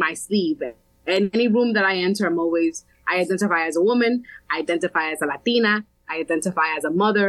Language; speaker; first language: English; early bilingual, other home language; Spanish